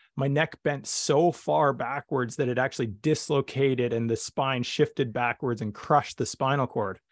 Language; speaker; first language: English; native; English